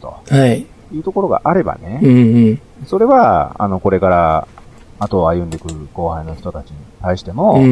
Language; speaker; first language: Japanese; native; Japanese